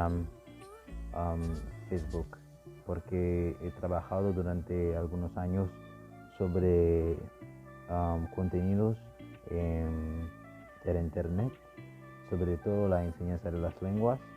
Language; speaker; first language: Spanish; non-native, fluent; Haitian Creole